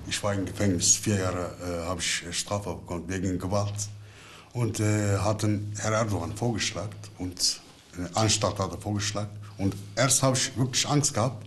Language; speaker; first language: German; non-native, learner; Turkish